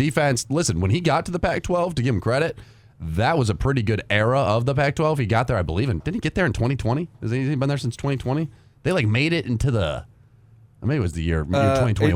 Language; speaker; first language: English; native; English